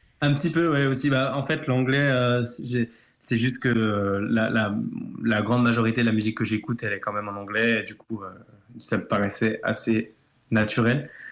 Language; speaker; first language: French; early bilingual, other home language; Turkish